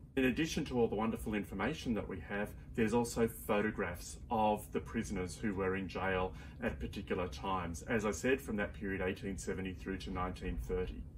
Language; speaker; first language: English; native; English